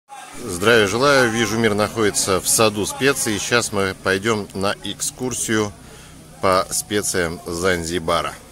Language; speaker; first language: Russian; native; Russian